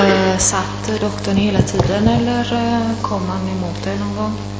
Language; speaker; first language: Swedish; non-native, fluent; Italian